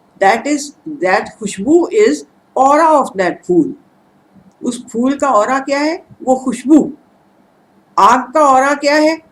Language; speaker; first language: Urdu; native; Urdu